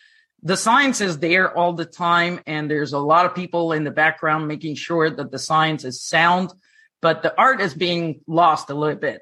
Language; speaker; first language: English; non-native, fluent; Spanish